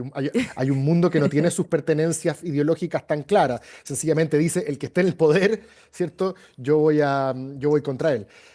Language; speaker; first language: Spanish; native; Spanish